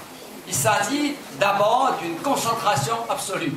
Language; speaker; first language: French; non-native, fluent; Chinese